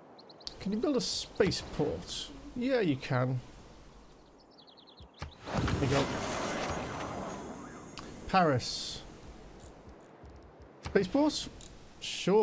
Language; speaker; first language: English; native; English